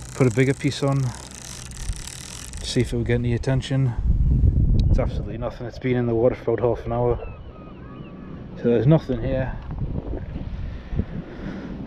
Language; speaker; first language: English; native; English